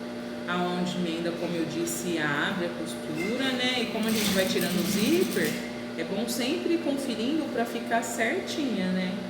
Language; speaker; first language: Portuguese; native; Portuguese